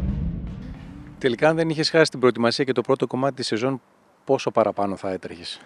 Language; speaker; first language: Greek; native; Greek